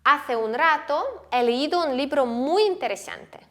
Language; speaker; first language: Spanish; non-native, fluent; Ukrainian